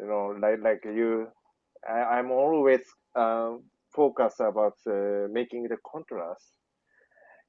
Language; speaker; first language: English; non-native, learner; Japanese